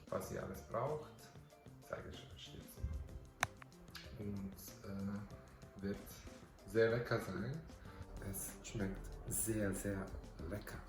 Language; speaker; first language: German; non-native, fluent; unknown